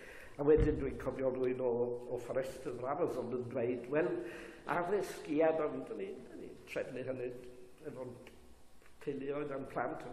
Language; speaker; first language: Welsh; native; Welsh